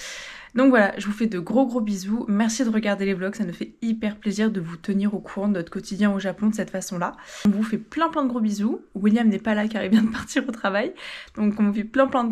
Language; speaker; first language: French; native; French